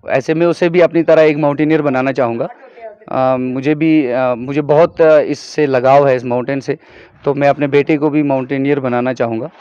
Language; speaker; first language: Hindi; non-native, local second language; Kashmiri